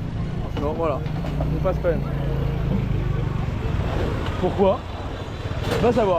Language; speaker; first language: French; native; French